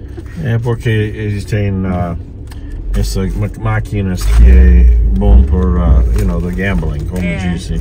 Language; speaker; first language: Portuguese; non-native, learner; English